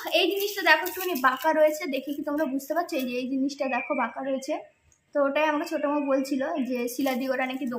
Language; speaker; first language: Bangla; native; Bangla